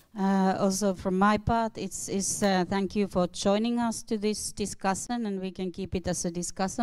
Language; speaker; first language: English; non-native, fluent; Finnish